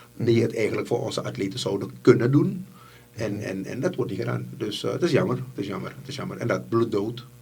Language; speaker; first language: Dutch; native; Dutch